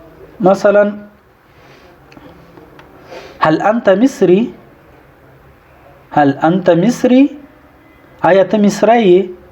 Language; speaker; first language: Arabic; non-native, fluent; Pashto